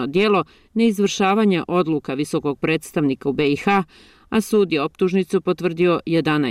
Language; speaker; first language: Croatian; native; Croatian